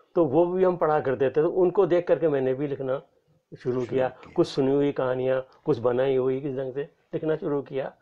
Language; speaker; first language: Hindi; native; Hindi